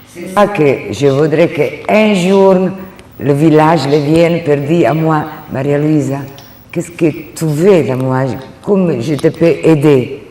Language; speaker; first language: French; non-native, learner; Italian